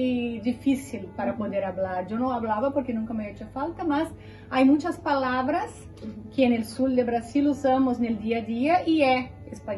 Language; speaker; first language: Spanish; non-native, fluent; Portuguese